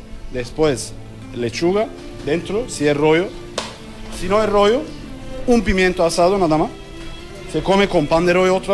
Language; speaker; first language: Spanish; non-native, learner; Turkish